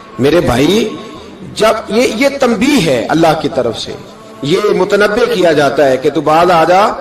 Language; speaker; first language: Urdu; non-native, local second language; Punjabi